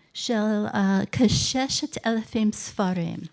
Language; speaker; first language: Hebrew; non-native, fluent; English